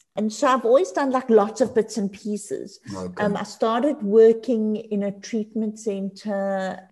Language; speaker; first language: English; native; English